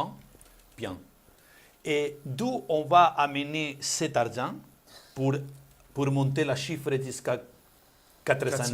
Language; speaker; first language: French; non-native, learner; Spanish